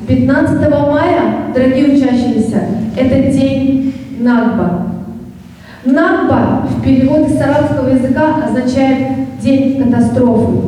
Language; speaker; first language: Russian; native; Russian